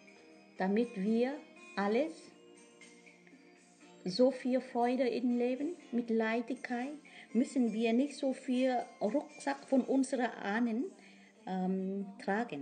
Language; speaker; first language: German; non-native, learner; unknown